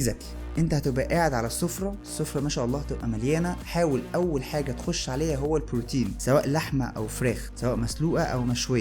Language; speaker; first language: Arabic; native; Arabic